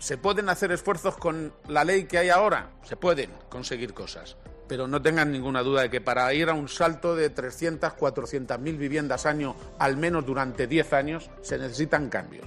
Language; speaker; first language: Spanish; native; Spanish